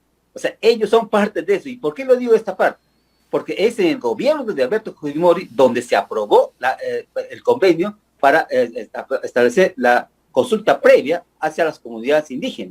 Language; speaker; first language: Spanish; native; Spanish